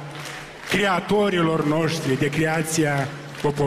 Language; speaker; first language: Romanian; native; Romanian